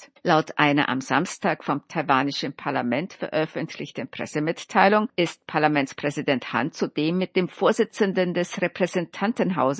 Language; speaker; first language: German; native; German